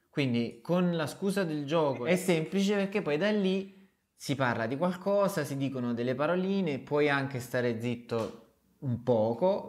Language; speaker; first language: Italian; native; Italian